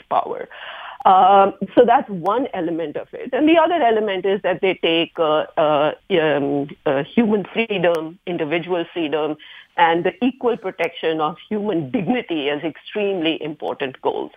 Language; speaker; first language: English; non-native, local second language; Hindi